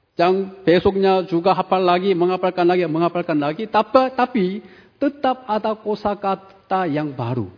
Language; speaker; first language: Indonesian; non-native, fluent; Korean